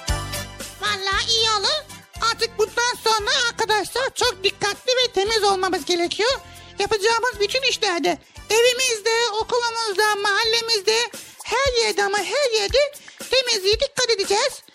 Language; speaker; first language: Turkish; native; Turkish